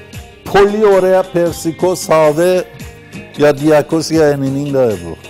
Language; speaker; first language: Greek; non-native, learner; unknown